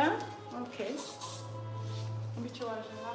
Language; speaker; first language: Dutch; non-native, learner; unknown